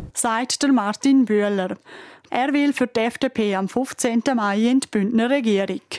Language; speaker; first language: German; native; German